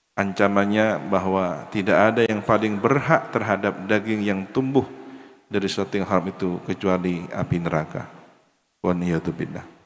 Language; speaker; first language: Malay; non-native, local second language; Madurese